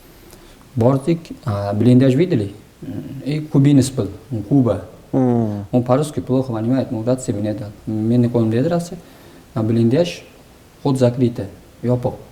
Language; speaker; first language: Russian; non-native, local second language; Uzbek